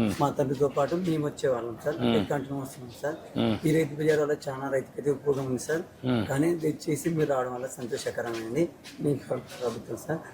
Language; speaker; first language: Telugu; native; Telugu